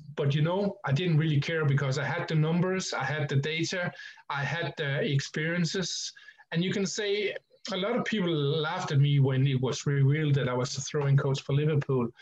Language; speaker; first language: English; non-native, fluent; Danish